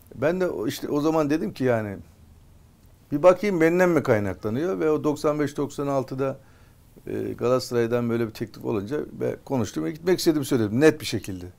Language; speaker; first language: Turkish; native; Turkish